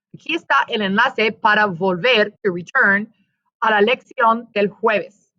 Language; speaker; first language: Spanish; non-native, fluent; English